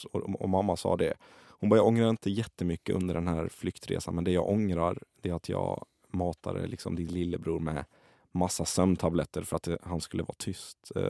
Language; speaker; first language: Swedish; early bilingual, other home language; Arabic